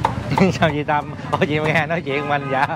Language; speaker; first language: Vietnamese; native; Vietnamese